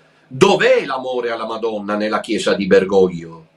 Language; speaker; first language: Italian; native; Italian